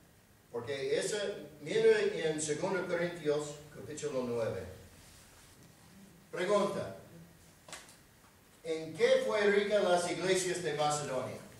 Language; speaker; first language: Spanish; non-native, fluent; English